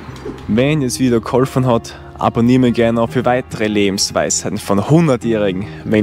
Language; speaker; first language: German; native; German